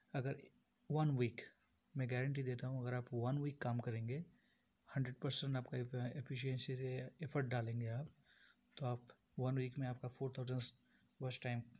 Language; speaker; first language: Hindi; non-native, local second language; Bangla